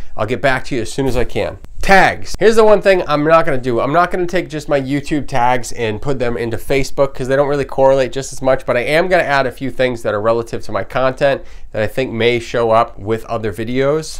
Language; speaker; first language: English; native; English